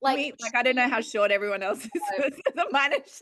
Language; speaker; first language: English; native; English